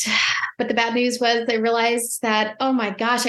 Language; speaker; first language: English; native; English